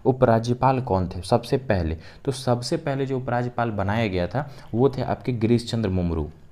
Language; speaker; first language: Hindi; native; Hindi